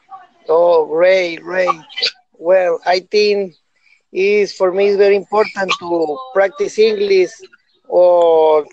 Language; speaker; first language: English; non-native, learner; Spanish